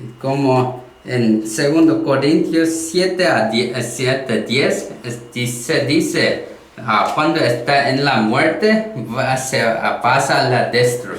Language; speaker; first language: Spanish; non-native, learner; Korean